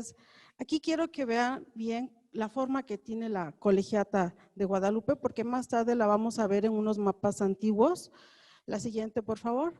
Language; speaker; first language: Spanish; native; Spanish